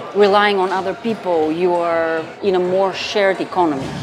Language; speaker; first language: English; non-native, fluent; Bulgarian